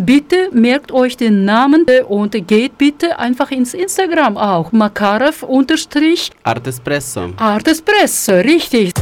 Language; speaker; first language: German; non-native, fluent; Russian